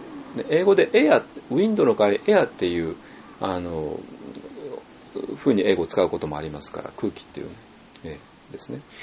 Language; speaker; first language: Japanese; native; Japanese